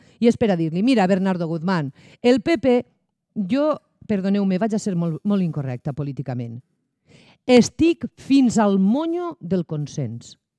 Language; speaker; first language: Catalan; native; Catalan